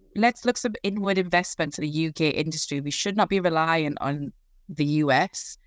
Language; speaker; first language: English; native; English